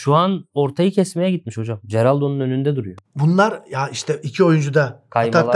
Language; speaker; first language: Turkish; native; Turkish